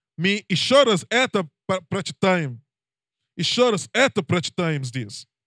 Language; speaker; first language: Russian; non-native, learner; English